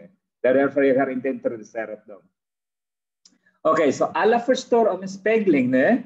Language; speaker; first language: Swedish; non-native, fluent; Arabic